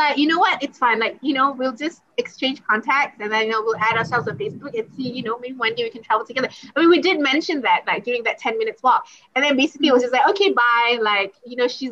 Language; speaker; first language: English; non-native, local second language; Malay